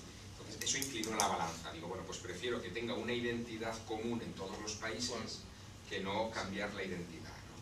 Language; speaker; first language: Spanish; native; Spanish